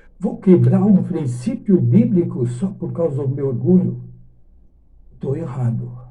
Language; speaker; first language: Portuguese; non-native, fluent; German